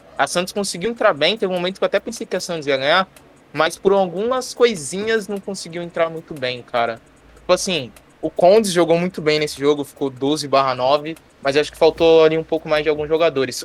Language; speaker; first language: Portuguese; native; Portuguese